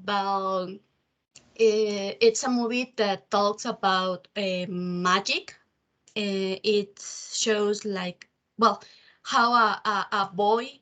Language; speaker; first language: English; non-native, learner; Spanish